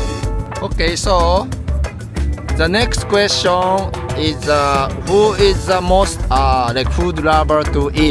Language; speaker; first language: English; non-native, learner; Japanese